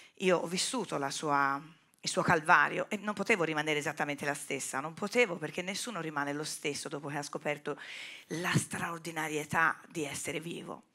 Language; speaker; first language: Italian; native; Italian